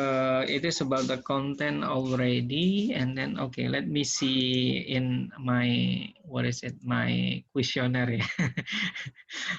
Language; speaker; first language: English; non-native, learner; Indonesian